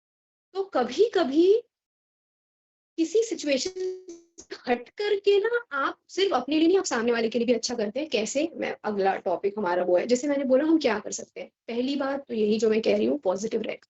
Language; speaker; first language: Hindi; native; Hindi